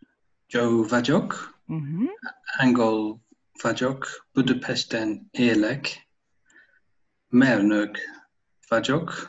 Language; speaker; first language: Hungarian; non-native, learner; English